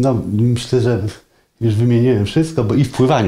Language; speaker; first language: Polish; native; Polish